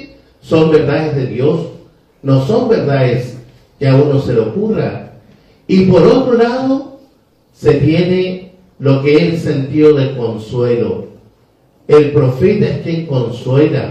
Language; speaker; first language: Spanish; native; Spanish